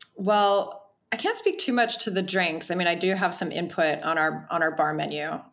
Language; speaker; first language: English; native; English